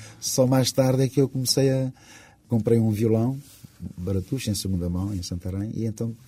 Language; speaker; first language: Portuguese; non-native, local second language; Kabuverdianu